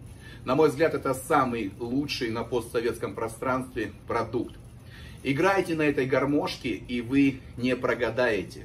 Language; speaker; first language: Russian; native; Russian